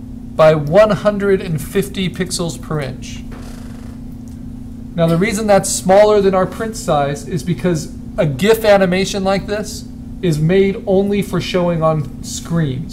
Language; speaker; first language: English; native; English